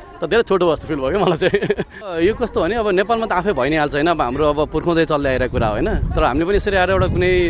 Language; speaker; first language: Nepali; native; Nepali